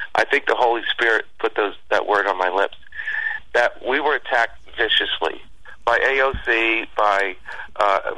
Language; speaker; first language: English; early bilingual, other home language; Spanish